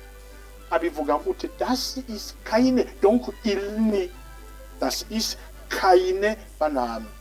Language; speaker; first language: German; non-native, fluent; Rundi